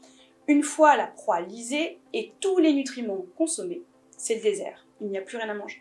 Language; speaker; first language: French; native; French